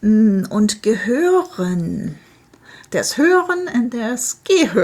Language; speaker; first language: German; non-native, fluent; English